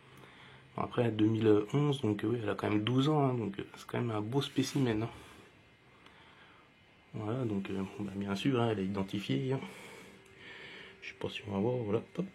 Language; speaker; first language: French; native; French